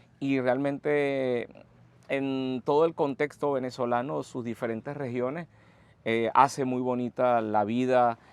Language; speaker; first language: Spanish; native; Spanish